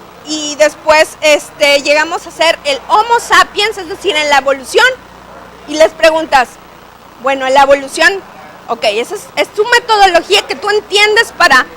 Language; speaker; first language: Spanish; native; Spanish